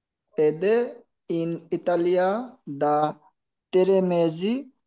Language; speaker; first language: Italian; non-native, learner; Bangla